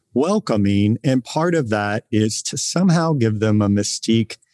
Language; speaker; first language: English; native; English